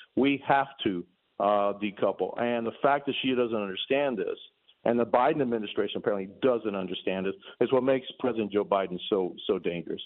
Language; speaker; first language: English; early bilingual, other home language; Spanish